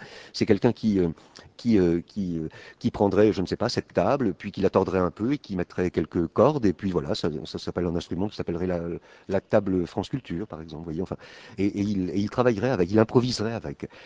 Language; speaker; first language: French; native; French